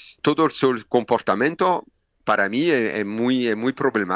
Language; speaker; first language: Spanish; non-native, learner; French